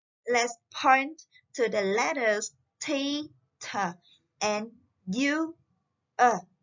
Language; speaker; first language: English; non-native, fluent; Vietnamese